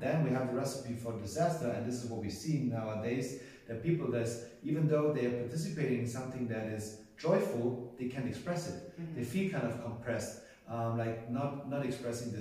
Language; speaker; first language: English; non-native, fluent; German